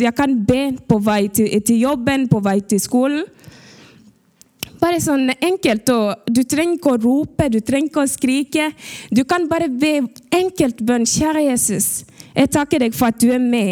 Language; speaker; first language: Norwegian; early bilingual, other home language; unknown